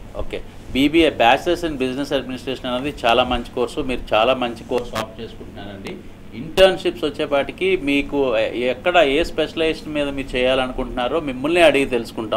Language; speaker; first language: Telugu; native; Telugu